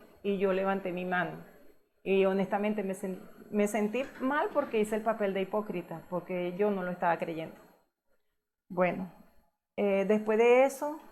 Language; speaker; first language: Spanish; native; Spanish